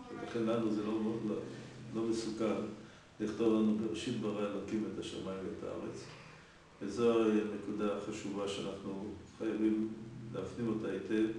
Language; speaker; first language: Hebrew; native; Hebrew